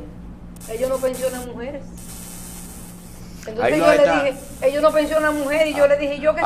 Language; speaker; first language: Spanish; native; Spanish